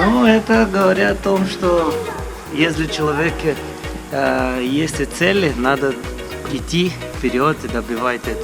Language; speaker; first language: Russian; non-native, learner; Portuguese